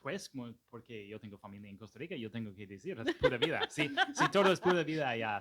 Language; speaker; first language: Spanish; non-native, fluent; English